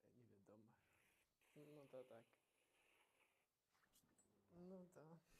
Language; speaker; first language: Polish; non-native, learner; Ukrainian